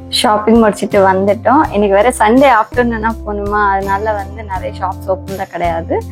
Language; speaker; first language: Tamil; non-native, local second language; Telugu